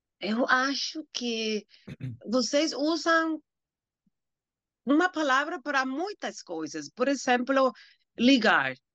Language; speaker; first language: Portuguese; non-native, learner; Spanish